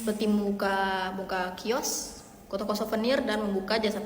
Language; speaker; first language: Indonesian; native; Indonesian